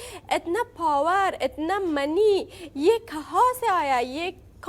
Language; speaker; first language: Hindi; non-native, learner; Persian